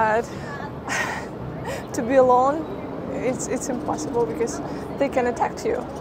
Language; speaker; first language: English; non-native, fluent; Ukrainian